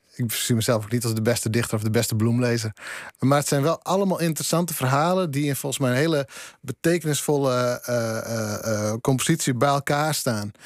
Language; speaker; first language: Dutch; non-native, local second language; Western Frisian